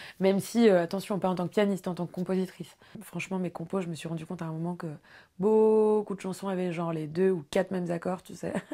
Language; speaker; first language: French; native; French